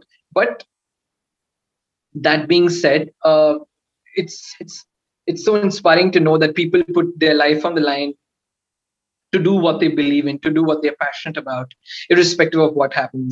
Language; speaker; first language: English; non-native, local second language; Tamil